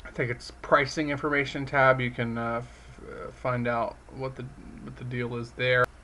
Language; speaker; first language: English; native; English